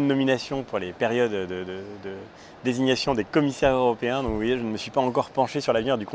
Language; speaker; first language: French; native; French